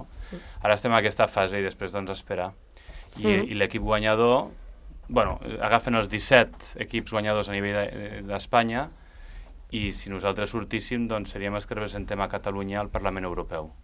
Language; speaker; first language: Catalan; native; Catalan